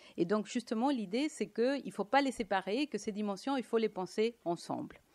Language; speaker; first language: French; non-native, fluent; Spanish